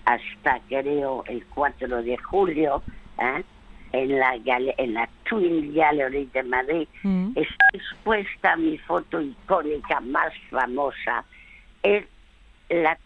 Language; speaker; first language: Spanish; early bilingual, other home language; French